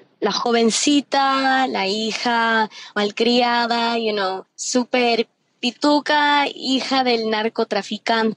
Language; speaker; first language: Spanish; early bilingual, heritage; Spanish